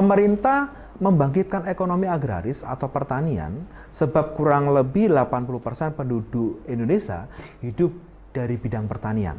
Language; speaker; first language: Indonesian; native; Indonesian